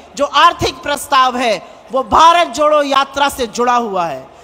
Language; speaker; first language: Hindi; native; Hindi